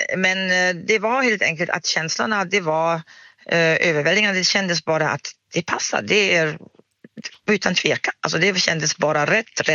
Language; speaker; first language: Swedish; non-native, fluent; German